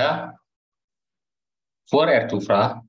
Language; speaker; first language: Norwegian; non-native, learner; Indonesian